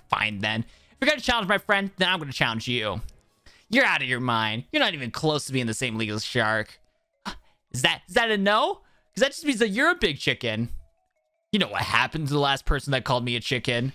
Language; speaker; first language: English; native; English